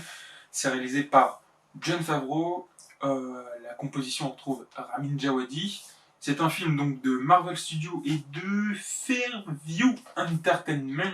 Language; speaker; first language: French; native; French